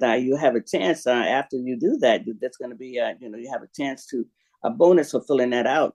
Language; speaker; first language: English; native; English